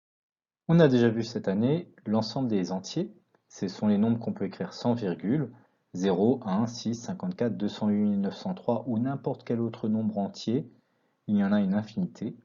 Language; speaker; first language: French; native; French